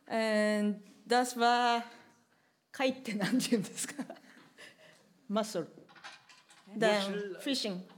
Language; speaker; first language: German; non-native, learner; Japanese